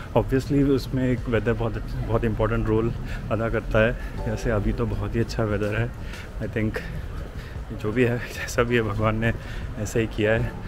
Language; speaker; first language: Hindi; native; Hindi